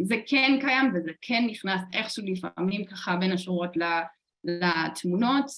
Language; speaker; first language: Hebrew; non-native, fluent; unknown